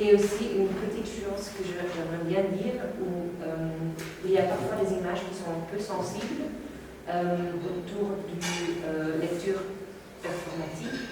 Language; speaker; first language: French; non-native, local second language; Dutch